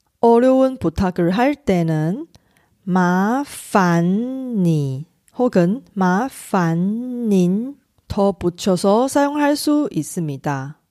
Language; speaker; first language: Korean; non-native, fluent; Chinese